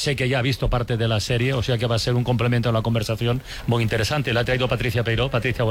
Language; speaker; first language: Spanish; native; Spanish